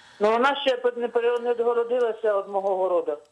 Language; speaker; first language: Ukrainian; native; Ukrainian